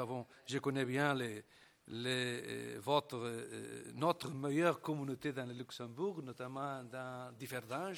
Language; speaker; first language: French; non-native, fluent; Portuguese